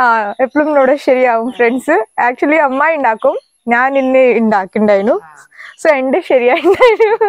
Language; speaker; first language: Malayalam; non-native, learner; Hindi